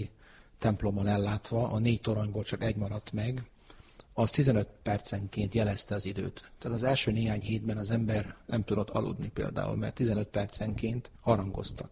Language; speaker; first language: Hungarian; early bilingual, heritage; Hungarian